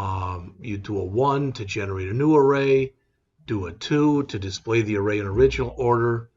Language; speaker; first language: English; native; English